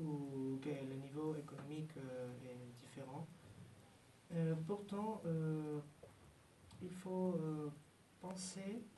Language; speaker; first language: French; non-native, learner; Spanish